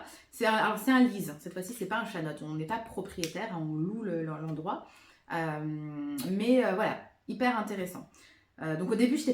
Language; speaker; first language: French; native; French